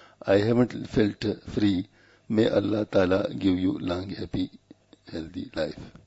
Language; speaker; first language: English; non-native, local second language; Pashto